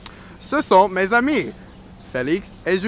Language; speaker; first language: French; non-native, learner; English